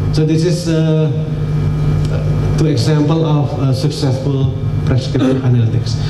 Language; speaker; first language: English; non-native, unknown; Indonesian